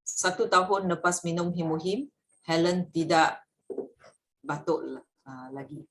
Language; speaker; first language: Malay; native; Malay